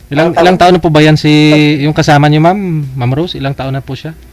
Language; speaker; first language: Filipino; native; Filipino